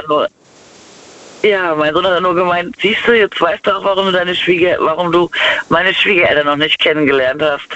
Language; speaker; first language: German; native; German